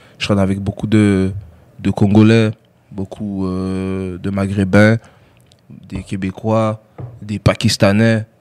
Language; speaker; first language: French; early bilingual, other home language; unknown